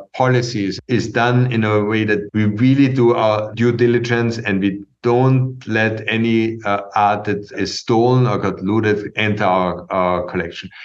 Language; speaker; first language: English; non-native, fluent; German